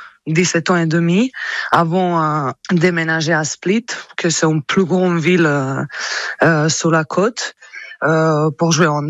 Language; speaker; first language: French; non-native, fluent; Croatian